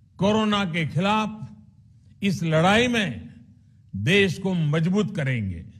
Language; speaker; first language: Hindi; non-native, local second language; Gujarati